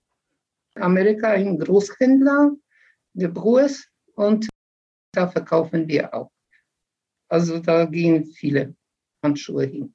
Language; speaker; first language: German; non-native, fluent; Polish